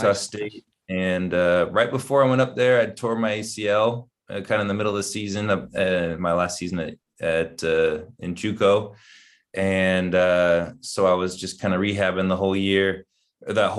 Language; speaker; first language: English; native; English